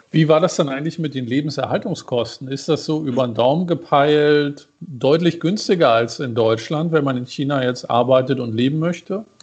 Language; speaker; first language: German; native; German